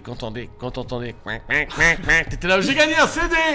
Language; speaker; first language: French; native; French